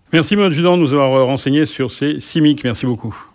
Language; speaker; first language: French; native; French